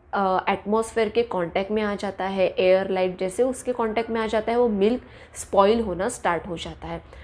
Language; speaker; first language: Hindi; non-native, local second language; Marathi